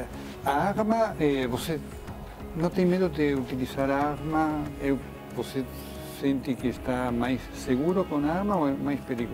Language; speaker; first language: Portuguese; non-native, fluent; Spanish